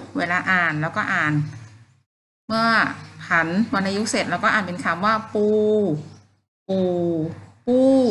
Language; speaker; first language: Thai; native; Thai